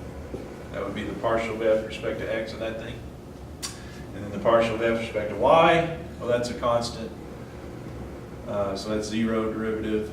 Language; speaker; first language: English; native; English